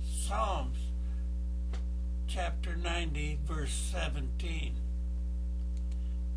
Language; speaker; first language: English; native; English